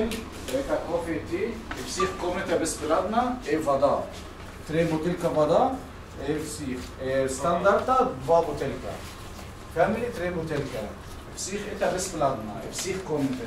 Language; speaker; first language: Russian; non-native, learner; Arabic